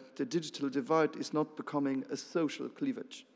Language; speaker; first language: English; non-native, fluent; Luxembourgish